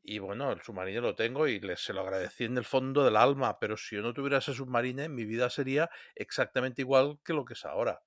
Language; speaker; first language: Spanish; native; Spanish